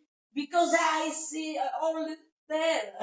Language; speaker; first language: English; non-native, learner; Italian